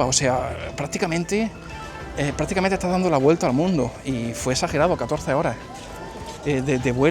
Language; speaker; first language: Spanish; native; Spanish